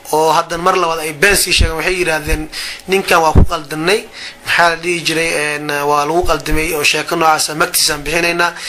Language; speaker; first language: Somali; non-native, local second language; Maay